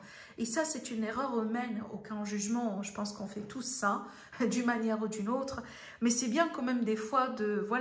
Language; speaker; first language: French; native; French